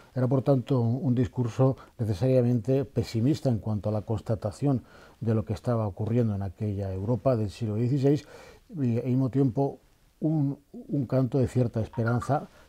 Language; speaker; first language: Spanish; native; Spanish